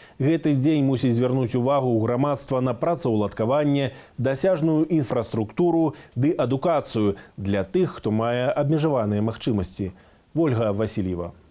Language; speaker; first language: Belarusian; native; Belarusian